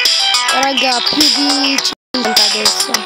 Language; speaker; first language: Italian; early bilingual, other home language; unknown